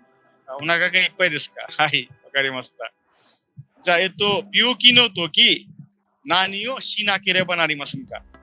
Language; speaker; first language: Japanese; non-native, fluent; Bangla